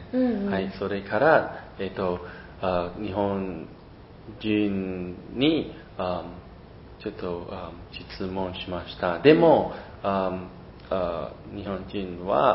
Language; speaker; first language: Japanese; non-native, learner; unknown